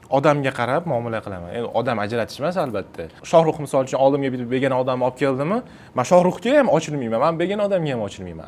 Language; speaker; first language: Uzbek; non-native, local second language; Russian